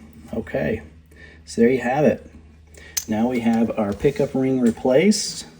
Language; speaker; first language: English; native; English